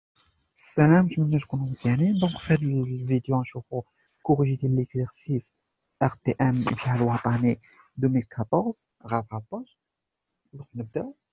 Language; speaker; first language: Arabic; native; Arabic